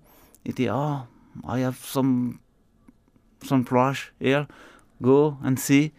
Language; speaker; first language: English; non-native, learner; French